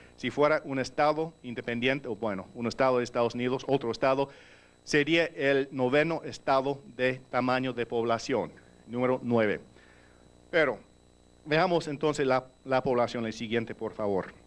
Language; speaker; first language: Spanish; early bilingual, heritage; Spanish